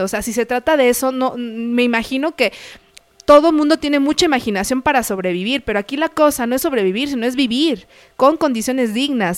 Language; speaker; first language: Spanish; native; Spanish